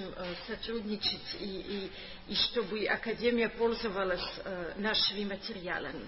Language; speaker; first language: Russian; non-native, fluent; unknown